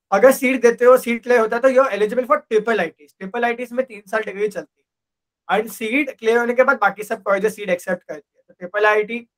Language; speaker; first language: Hindi; non-native, local second language; Gujarati